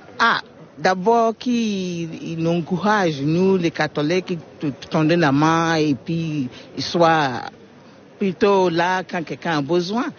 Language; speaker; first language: French; non-native, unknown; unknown